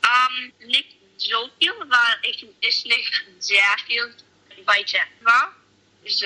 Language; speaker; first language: German; non-native, learner; English